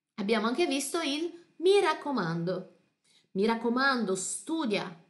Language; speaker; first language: Italian; non-native, fluent; Portuguese